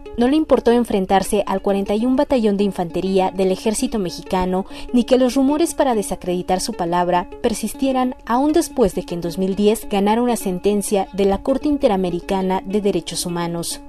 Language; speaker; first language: Spanish; native; Spanish